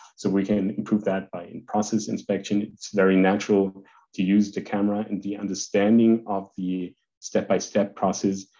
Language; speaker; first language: English; non-native, fluent; German